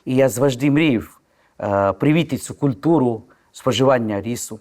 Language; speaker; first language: Ukrainian; non-native, fluent; Hindi